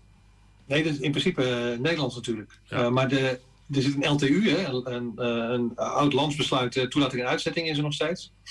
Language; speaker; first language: Dutch; native; Dutch